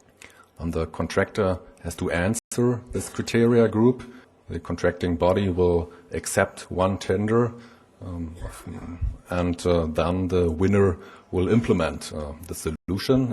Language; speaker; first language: English; non-native, fluent; German